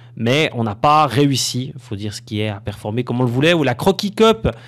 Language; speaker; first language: French; native; French